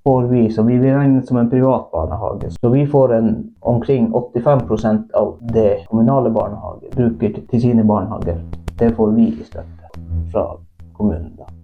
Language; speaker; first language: Norwegian; non-native, local second language; Northern Sami